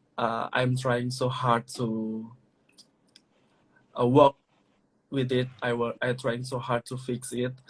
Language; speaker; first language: English; non-native, learner; Indonesian